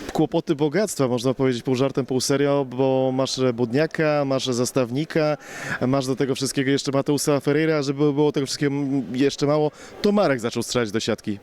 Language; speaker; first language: Polish; native; Polish